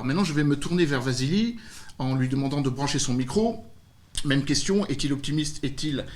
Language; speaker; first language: French; native; French